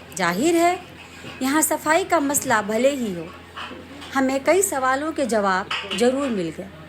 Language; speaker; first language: Hindi; native; Hindi